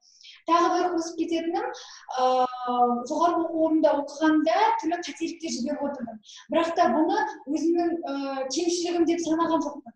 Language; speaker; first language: Kazakh; non-native, local second language; Russian